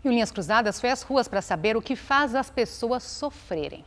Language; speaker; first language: Portuguese; native; Portuguese